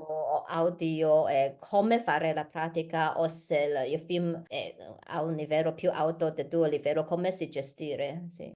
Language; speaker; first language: Italian; non-native, learner; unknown